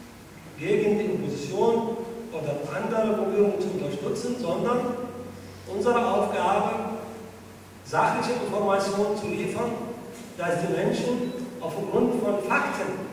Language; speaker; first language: German; non-native, fluent; Arabic